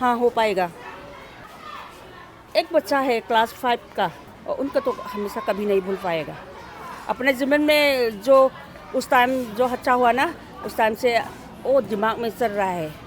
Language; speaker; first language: Hindi; non-native, local second language; Manipuri